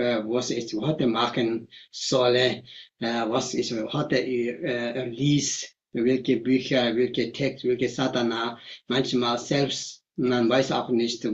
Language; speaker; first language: German; non-native, fluent; Tibetan